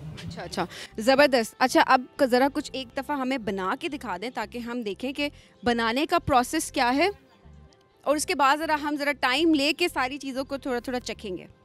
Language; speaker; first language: Urdu; non-native, local second language; Kashmiri